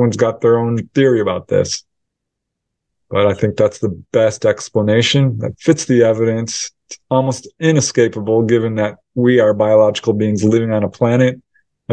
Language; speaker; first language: English; native; English